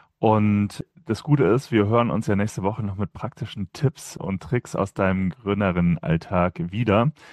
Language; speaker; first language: German; native; German